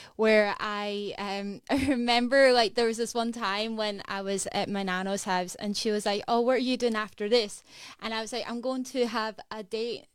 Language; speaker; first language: English; native; English